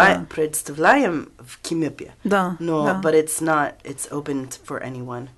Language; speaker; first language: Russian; non-native, learner; English